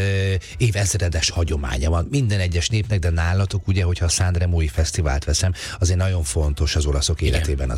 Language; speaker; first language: Hungarian; native; Hungarian